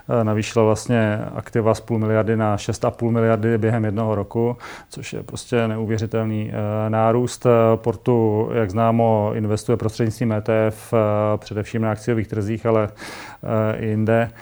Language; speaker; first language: Czech; native; Czech